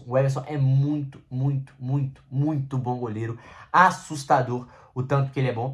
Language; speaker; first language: Portuguese; native; Portuguese